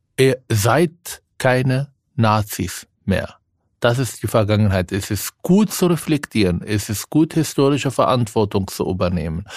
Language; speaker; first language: German; non-native, fluent; Arabic